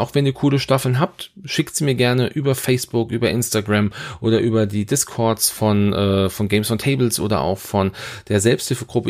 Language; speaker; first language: German; native; German